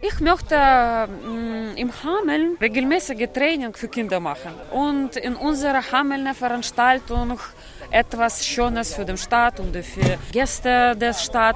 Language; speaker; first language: German; non-native, learner; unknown